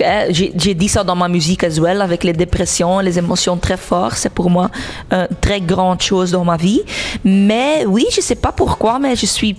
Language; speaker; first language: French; non-native, local second language; Dutch